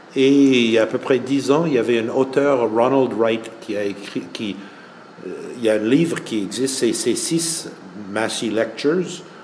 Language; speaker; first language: French; non-native, fluent; English